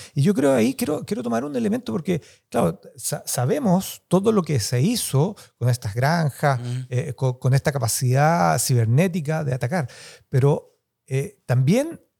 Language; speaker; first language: Spanish; native; Spanish